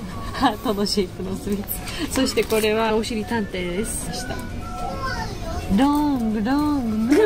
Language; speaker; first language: Japanese; non-native, learner; Georgian